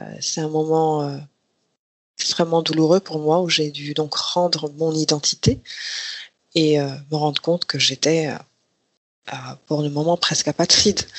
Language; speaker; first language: French; non-native, local second language; Rundi